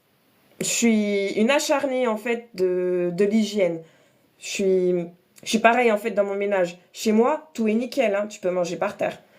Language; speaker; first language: French; native; French